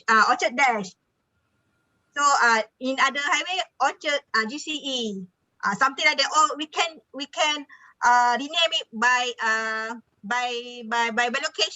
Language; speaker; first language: English; non-native, learner; Malay